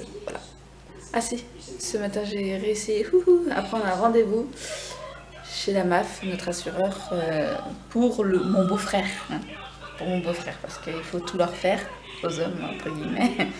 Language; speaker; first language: French; native; French